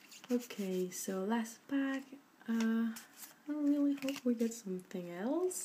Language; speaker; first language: English; non-native, fluent; French